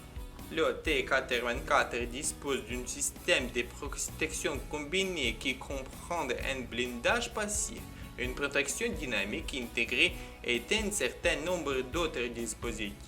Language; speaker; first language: French; non-native, learner; Ukrainian